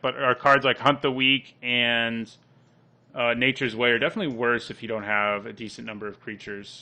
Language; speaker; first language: English; native; English